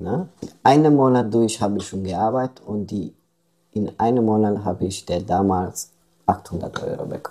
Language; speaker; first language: German; non-native, learner; Romanian